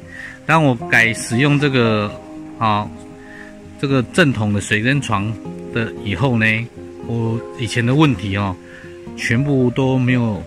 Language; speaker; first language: Chinese; native; Chinese